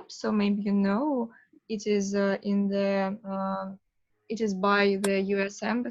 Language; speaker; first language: English; non-native, fluent; Russian